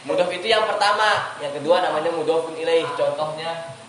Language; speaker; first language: Indonesian; native; Indonesian